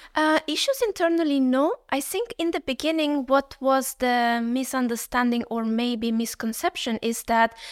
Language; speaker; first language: English; non-native, fluent; Uzbek